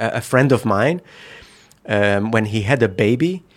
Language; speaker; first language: English; non-native, fluent; Hungarian